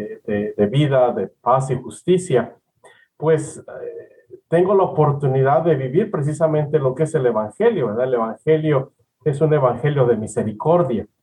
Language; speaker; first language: Spanish; native; Spanish